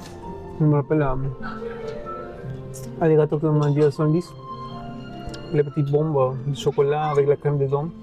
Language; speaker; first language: French; non-native, fluent; Spanish